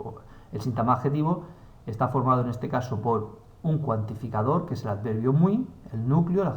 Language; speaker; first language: Spanish; native; Spanish